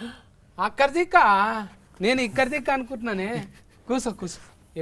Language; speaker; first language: Telugu; native; Telugu